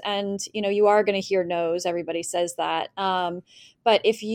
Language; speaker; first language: English; native; English